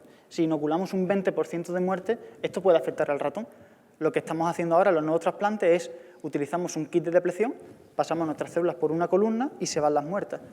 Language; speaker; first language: Spanish; native; Spanish